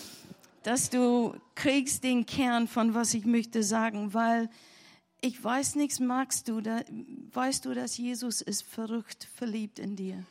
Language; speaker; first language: German; non-native, learner; English